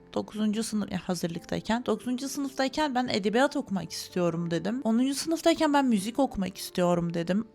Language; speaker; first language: Turkish; native; Turkish